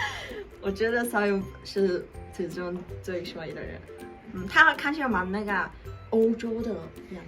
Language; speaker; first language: Chinese; non-native, fluent; Mongolian